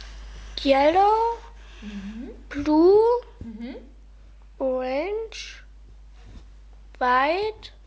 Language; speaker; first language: English; non-native, learner; German